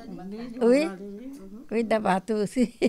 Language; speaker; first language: French; non-native, learner; Morisyen